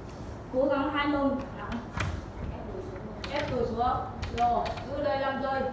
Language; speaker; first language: Vietnamese; native; Vietnamese